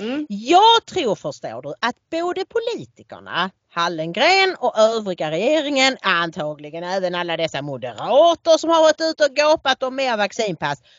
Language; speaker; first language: Swedish; native; Swedish